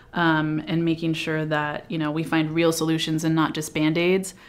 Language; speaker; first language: English; native; English